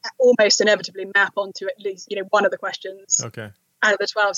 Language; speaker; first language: English; native; English